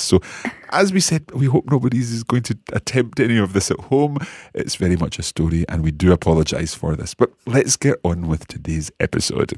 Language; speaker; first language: English; native; English